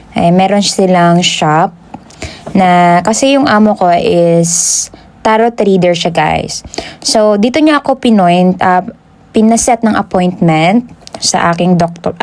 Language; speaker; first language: Filipino; non-native, local second language; Hiligaynon